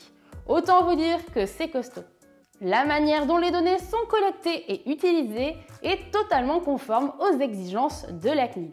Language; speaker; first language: French; native; French